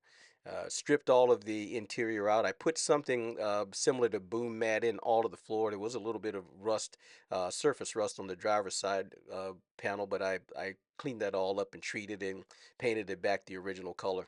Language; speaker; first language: English; native; English